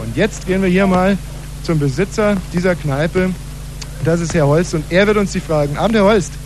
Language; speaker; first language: German; native; German